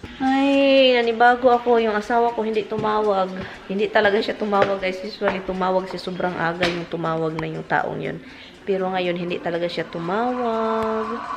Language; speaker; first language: Filipino; non-native, local second language; Cebuano